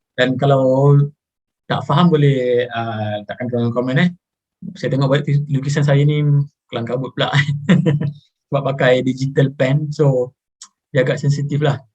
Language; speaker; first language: Malay; native; Malay